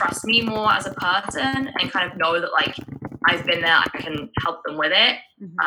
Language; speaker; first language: English; native; English